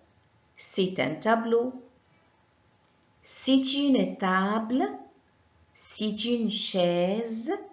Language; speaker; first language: French; non-native, fluent; Arabic